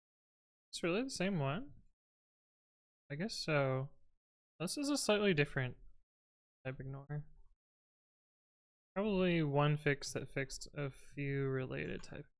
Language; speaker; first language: English; native; English